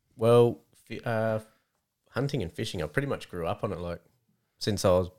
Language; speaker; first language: English; native; English